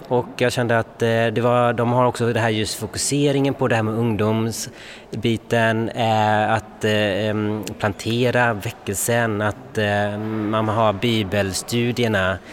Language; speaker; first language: Swedish; early bilingual, other home language; Bangla